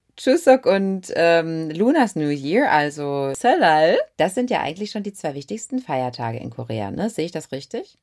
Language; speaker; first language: German; native; German